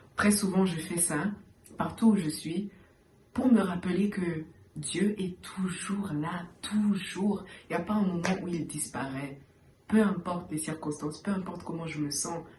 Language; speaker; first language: French; early bilingual, heritage; French